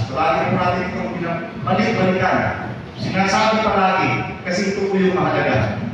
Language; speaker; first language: Filipino; non-native, local second language; Cebuano